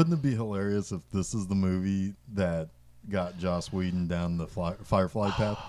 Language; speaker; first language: English; native; English